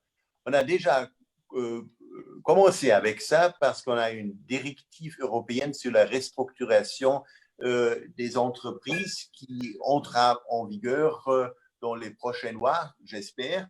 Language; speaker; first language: French; non-native, fluent; German